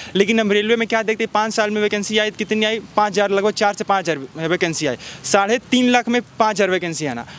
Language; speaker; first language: Hindi; native; Hindi